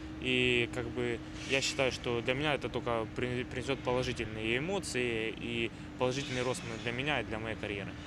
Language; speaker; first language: Russian; native; Russian